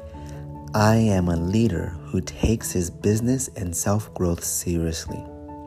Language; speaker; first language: English; native; English